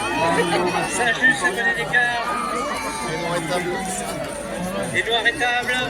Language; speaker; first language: French; native; French